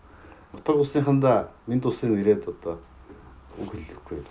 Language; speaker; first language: Mongolian; native; Mongolian